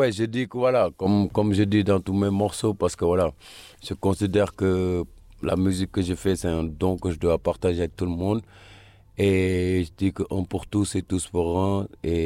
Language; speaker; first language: French; non-native, local second language; Wolof